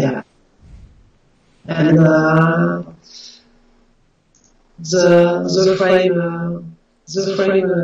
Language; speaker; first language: English; non-native, learner; French